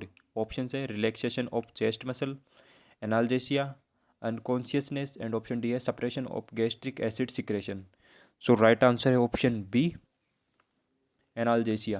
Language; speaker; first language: Hindi; native; Hindi